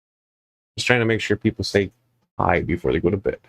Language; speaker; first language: English; native; English